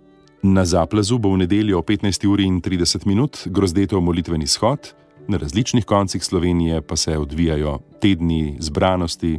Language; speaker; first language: Slovenian; native; Slovenian